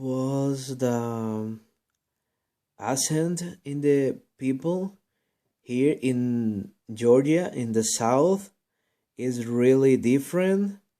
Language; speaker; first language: English; non-native, learner; Spanish